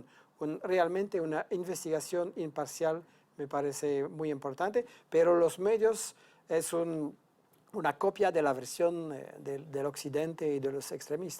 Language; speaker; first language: Spanish; non-native, fluent; French